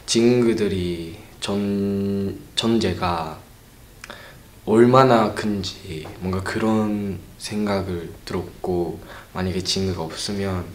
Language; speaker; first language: Korean; non-native, learner; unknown